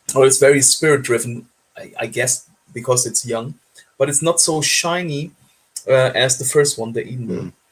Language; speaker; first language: English; non-native, fluent; German